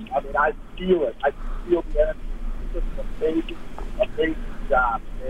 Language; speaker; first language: English; native; English